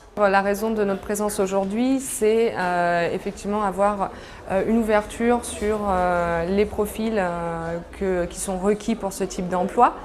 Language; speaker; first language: French; native; French